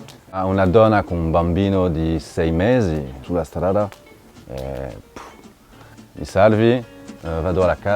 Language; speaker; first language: Italian; non-native, learner; French